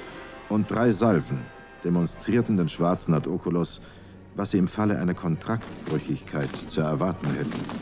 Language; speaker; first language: German; native; German